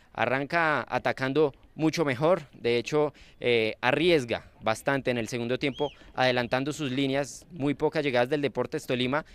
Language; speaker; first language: Spanish; native; Spanish